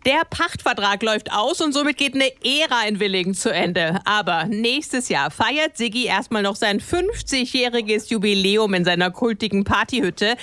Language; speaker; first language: German; native; German